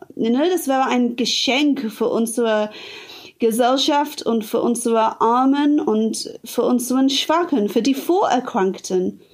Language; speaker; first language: German; non-native, fluent; English